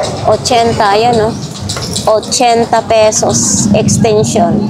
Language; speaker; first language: Filipino; native; Filipino